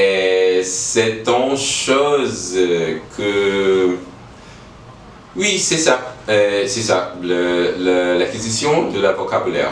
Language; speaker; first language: French; non-native, learner; English